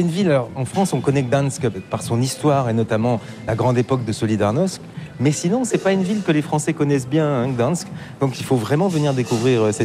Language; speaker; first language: French; native; French